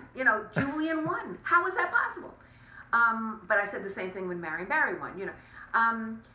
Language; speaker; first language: English; native; English